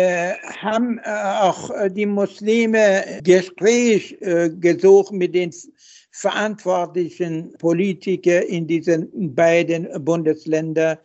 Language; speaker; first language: German; non-native, fluent; Persian